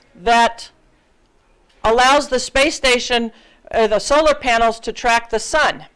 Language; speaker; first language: English; early bilingual, other home language; Ukrainian